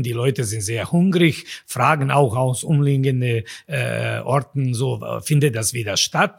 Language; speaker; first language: German; non-native, fluent; Bosnian